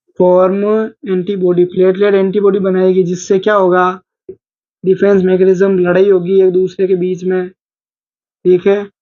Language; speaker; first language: Hindi; native; Hindi